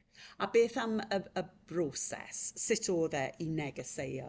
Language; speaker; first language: Welsh; native; Welsh